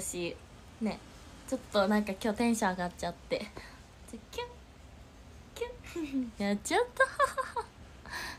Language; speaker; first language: Japanese; native; Japanese